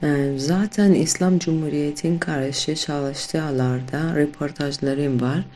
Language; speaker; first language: Turkish; non-native, fluent; Kurdish